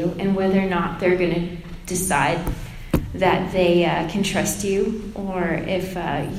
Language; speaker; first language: English; native; English